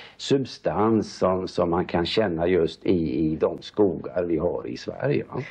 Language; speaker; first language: Swedish; native; Swedish